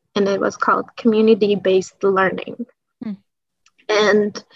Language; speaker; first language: English; early bilingual, other home language; Persian